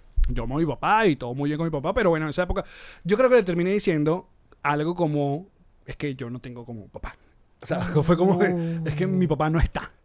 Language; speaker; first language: Spanish; native; Spanish